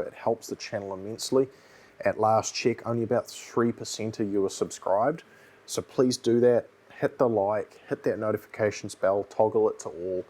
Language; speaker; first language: English; native; English